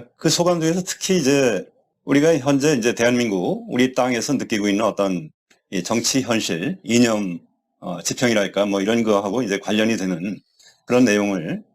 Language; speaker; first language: Korean; native; Korean